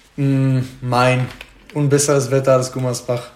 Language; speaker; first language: German; non-native, fluent; Hebrew